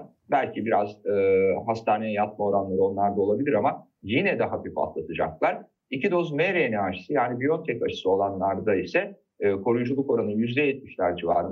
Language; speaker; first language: Turkish; native; Turkish